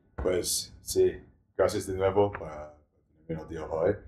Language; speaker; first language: Spanish; non-native, learner; English